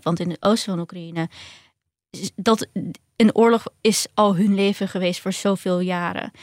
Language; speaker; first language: Dutch; early bilingual, other home language; Ukrainian